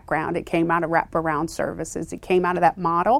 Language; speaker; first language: English; native; English